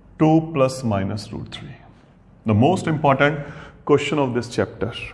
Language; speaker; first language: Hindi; non-native, local second language; Punjabi